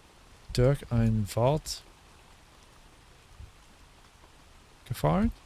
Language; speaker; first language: German; non-native, learner; English